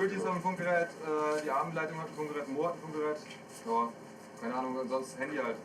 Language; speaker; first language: German; native; German